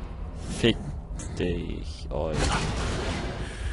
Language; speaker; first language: German; native; German